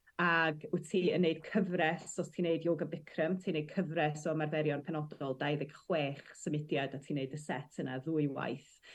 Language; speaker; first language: Welsh; native; Welsh